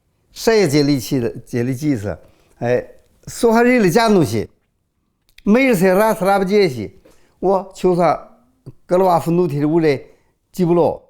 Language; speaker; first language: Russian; non-native, learner; Chinese